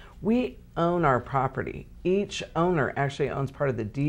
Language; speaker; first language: English; native; English